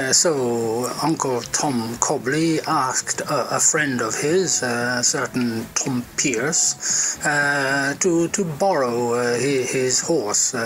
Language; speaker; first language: English; native; English